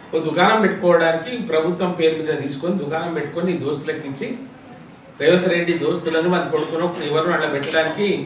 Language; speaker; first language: Telugu; non-native, local second language; Lambadi